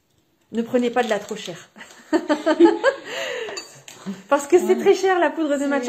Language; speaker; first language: French; native; French